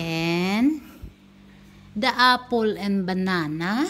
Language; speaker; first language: English; non-native, local second language; Filipino